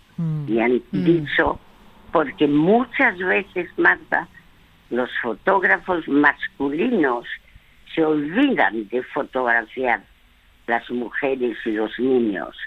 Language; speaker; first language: Spanish; early bilingual, other home language; French